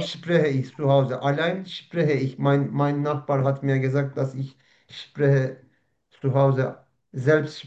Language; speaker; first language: German; non-native, learner; Turkish